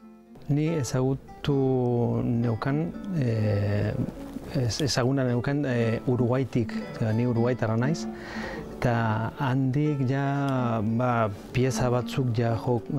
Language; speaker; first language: Basque; non-native, learner; Spanish